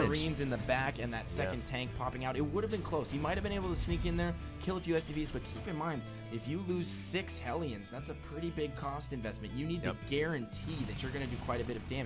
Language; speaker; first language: English; native; English